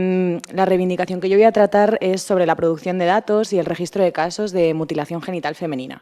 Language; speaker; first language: Spanish; native; Spanish